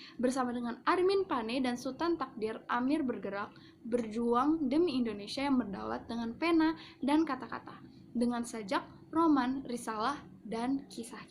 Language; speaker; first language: Indonesian; native; Indonesian